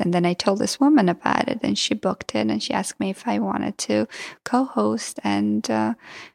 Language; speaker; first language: English; non-native, fluent; Georgian